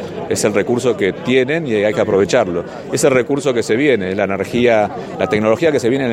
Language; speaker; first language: Spanish; native; Spanish